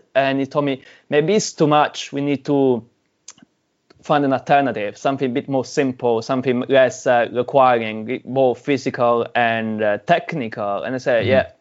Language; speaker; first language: English; non-native, fluent; Italian